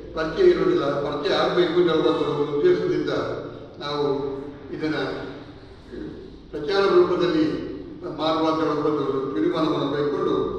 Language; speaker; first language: Kannada; non-native, local second language; Kodava